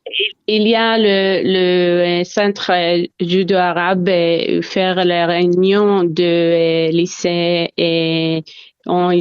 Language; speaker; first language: French; non-native, learner; Hebrew